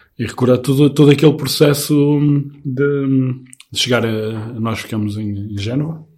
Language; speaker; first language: Portuguese; native; Portuguese